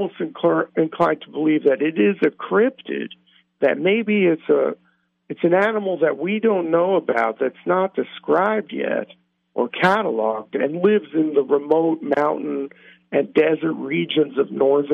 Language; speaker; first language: English; native; English